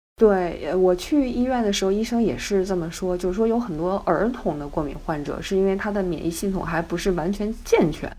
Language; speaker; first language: Chinese; native; Chinese